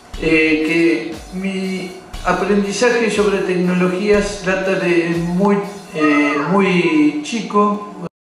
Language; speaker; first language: Spanish; native; Spanish